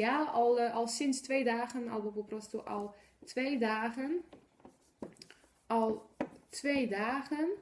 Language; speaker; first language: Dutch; non-native, fluent; Polish